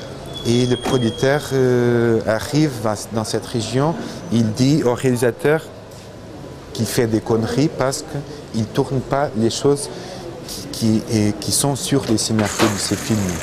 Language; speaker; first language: French; non-native, fluent; Portuguese